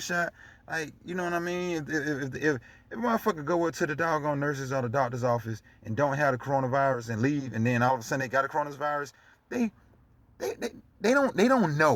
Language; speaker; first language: English; native; English